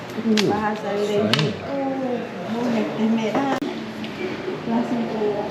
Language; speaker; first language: Spanish; native; Spanish